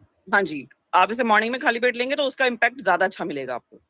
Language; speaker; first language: Hindi; native; Hindi